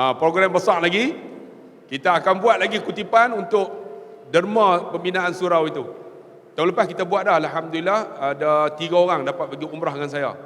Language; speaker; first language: Malay; native; Malay